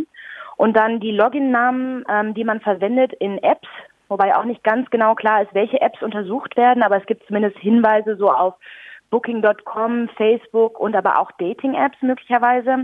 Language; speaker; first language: German; native; German